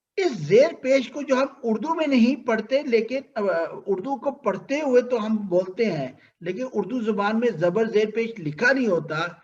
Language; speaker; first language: Urdu; native; Urdu